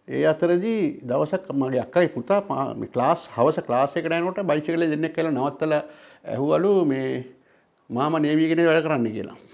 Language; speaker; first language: Sinhala; non-native, local second language; Tamil